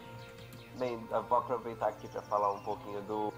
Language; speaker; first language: Portuguese; native; Portuguese